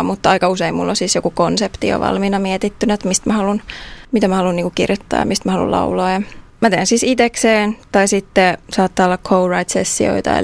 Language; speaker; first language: Finnish; native; Finnish